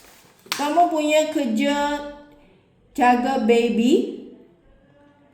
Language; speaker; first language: Indonesian; non-native, learner; Filipino